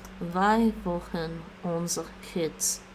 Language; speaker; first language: Dutch; non-native, learner; English